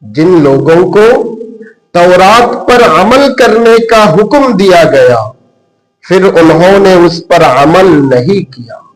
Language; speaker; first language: Urdu; non-native, local second language; Bangla